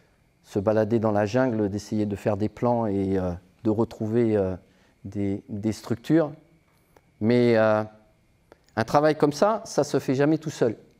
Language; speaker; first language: French; native; French